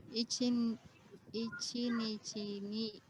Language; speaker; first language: Japanese; non-native, learner; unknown